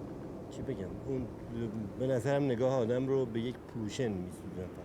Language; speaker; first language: Persian; native; Persian